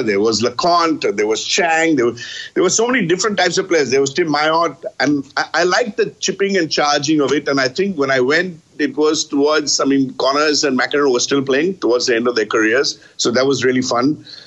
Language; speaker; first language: English; non-native, local second language; Bangla